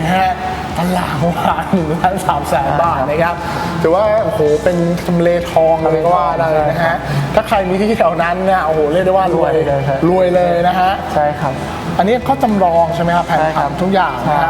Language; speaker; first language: Thai; native; Thai